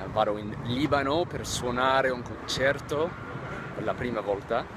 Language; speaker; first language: Italian; non-native, fluent; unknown